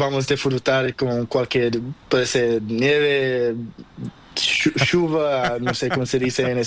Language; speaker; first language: Spanish; non-native, learner; Portuguese